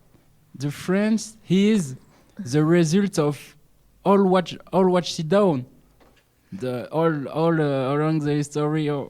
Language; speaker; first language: English; non-native, learner; French